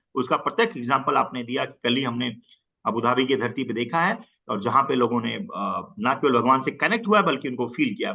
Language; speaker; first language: Hindi; native; Hindi